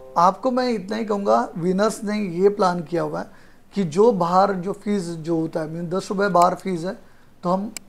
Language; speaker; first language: Hindi; non-native, local second language; Marathi